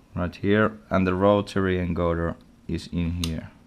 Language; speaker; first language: English; non-native, fluent; Finnish